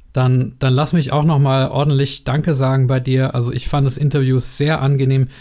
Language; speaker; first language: German; native; German